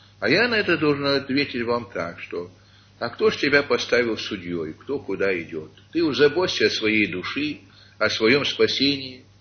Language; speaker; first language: Russian; early bilingual, heritage; Russian